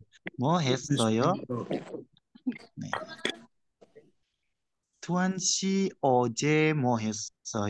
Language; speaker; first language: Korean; non-native, fluent; Indonesian